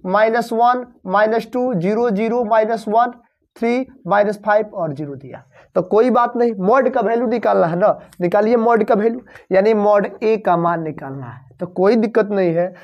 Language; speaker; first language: Hindi; native; Hindi